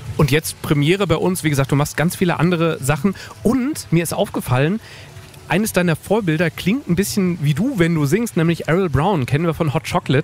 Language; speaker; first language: German; native; German